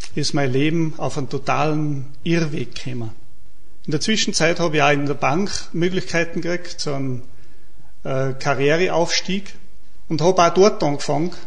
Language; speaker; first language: German; native; German